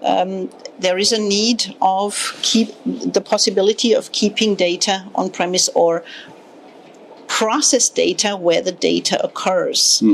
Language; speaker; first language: English; non-native, fluent; German